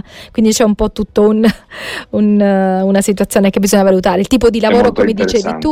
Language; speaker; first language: Italian; native; Italian